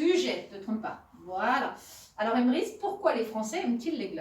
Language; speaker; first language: French; native; French